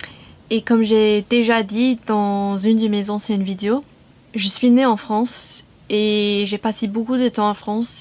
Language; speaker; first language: French; non-native, fluent; English